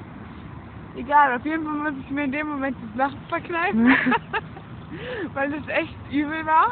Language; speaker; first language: German; early bilingual, other home language; Turkish